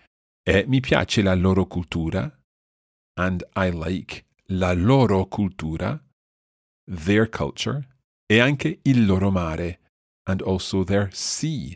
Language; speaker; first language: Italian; non-native, fluent; English